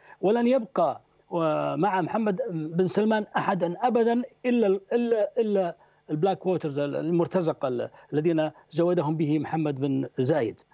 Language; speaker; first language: Arabic; native; Arabic